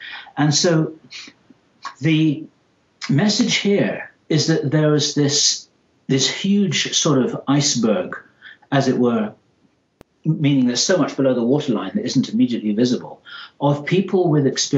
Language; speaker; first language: English; native; English